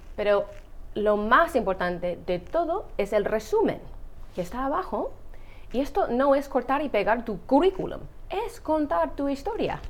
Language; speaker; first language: Spanish; non-native, fluent; English